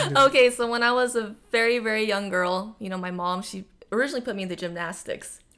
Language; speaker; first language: English; early bilingual, other home language; Japanese